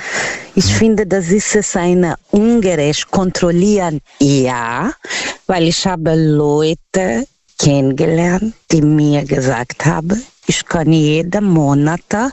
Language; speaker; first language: German; non-native, learner; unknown